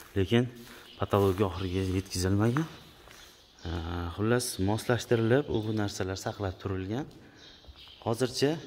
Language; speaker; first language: Uzbek; native; Uzbek